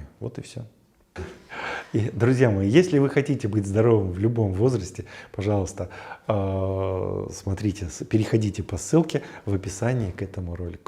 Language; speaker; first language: Russian; native; Russian